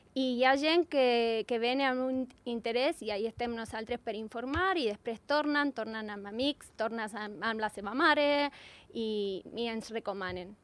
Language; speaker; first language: Catalan; non-native, learner; Spanish